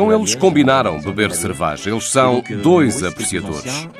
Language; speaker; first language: Portuguese; non-native, fluent; French